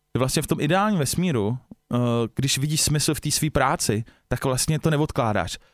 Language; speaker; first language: Czech; native; Czech